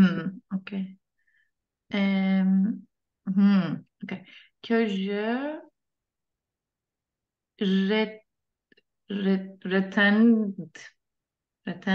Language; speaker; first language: French; non-native, learner; Turkish